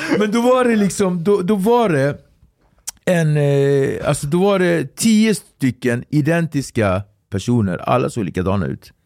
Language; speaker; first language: Swedish; early bilingual, other home language; Kabuverdianu